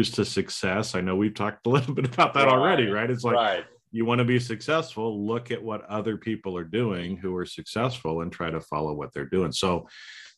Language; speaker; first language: English; native; English